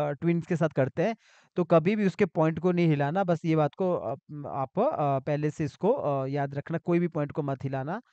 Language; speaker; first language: Hindi; native; Hindi